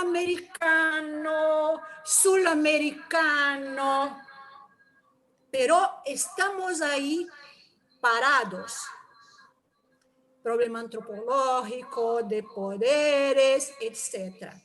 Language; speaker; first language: Spanish; non-native, learner; Portuguese